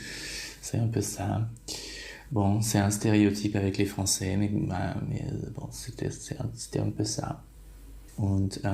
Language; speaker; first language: French; non-native, fluent; Polish